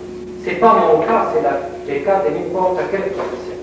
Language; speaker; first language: French; non-native, learner; Spanish